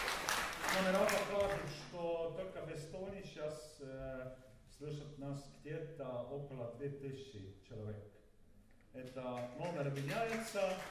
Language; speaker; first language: Russian; non-native, learner; Estonian